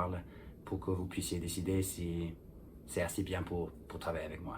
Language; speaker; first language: French; non-native, fluent; English